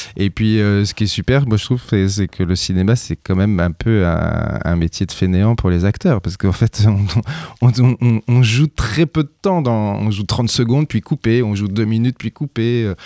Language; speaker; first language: French; native; French